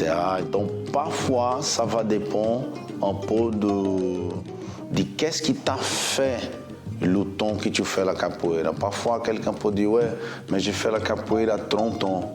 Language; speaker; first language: French; non-native, fluent; Portuguese